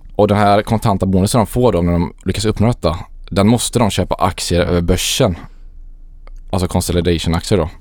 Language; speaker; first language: Swedish; native; Swedish